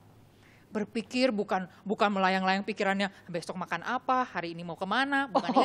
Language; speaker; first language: Indonesian; native; Indonesian